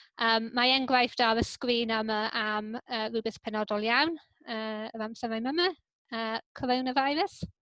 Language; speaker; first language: Welsh; non-native, local second language; English